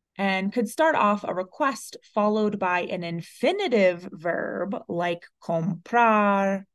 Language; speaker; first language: English; early bilingual, other home language; Spanish